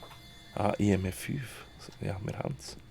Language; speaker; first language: German; native; German